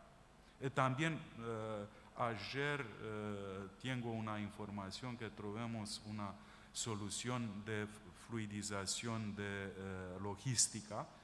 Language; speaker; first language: Spanish; non-native, fluent; Romanian